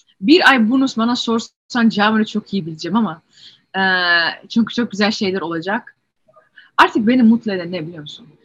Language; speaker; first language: Turkish; early bilingual, heritage; Turkish